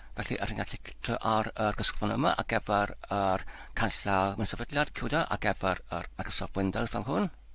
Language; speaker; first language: Welsh; non-native, learner; Polish